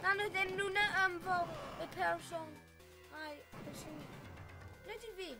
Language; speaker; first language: Welsh; non-native, local second language; English